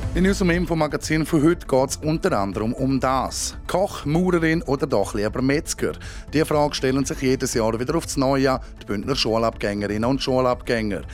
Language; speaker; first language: German; native; German